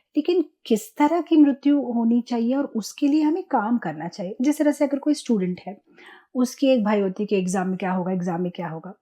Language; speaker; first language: Hindi; non-native, local second language; Gujarati